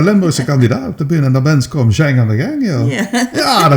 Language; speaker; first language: Dutch; native; Dutch